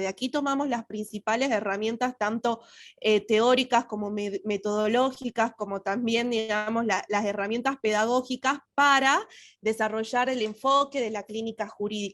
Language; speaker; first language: Spanish; native; Spanish